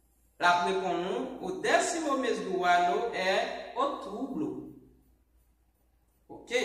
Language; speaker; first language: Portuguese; non-native, fluent; Haitian Creole